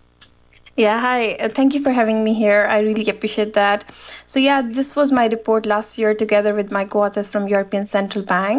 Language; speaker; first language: English; non-native, fluent; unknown